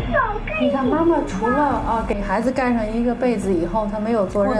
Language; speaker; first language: Chinese; native; Chinese